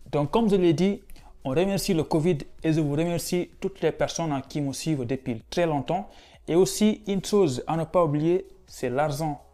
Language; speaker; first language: French; non-native, local second language; Wolof